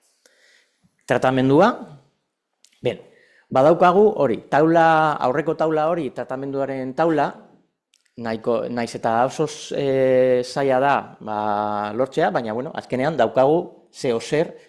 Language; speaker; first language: Basque; non-native, local second language; Spanish